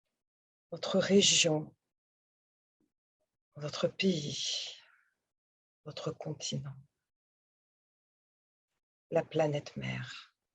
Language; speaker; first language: French; native; French